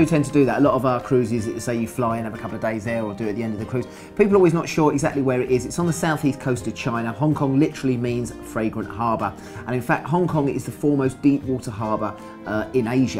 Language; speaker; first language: English; native; English